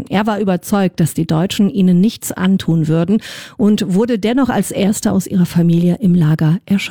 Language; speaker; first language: German; native; German